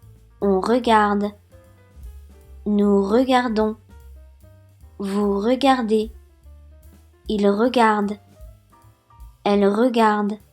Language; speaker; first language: French; non-native, fluent; Japanese